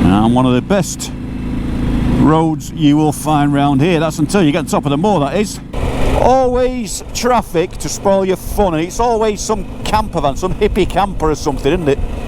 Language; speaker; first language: English; native; English